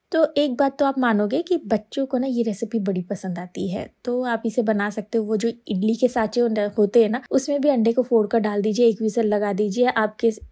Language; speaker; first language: Hindi; native; Hindi